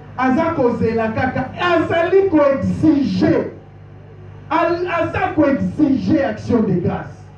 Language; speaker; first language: Lingala; native; Lingala